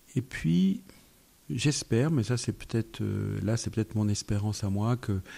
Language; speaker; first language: French; native; French